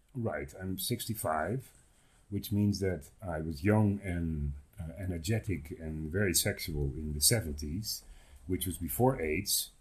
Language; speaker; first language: English; non-native, fluent; Dutch